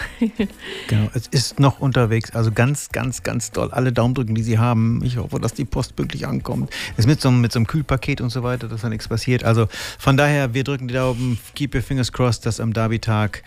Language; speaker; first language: German; native; German